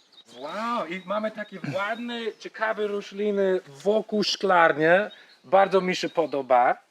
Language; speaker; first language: Polish; non-native, learner; English